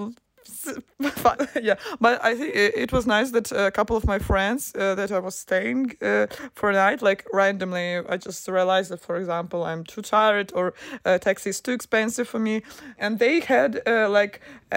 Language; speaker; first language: English; non-native, fluent; Ukrainian